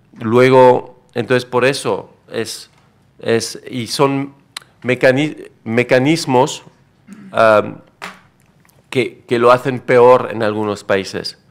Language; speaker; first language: Spanish; non-native, fluent; French